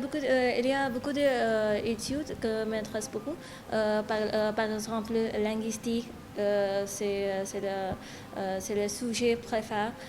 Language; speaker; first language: French; non-native, learner; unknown